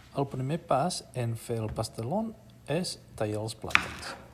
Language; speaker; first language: Catalan; non-native, learner; Spanish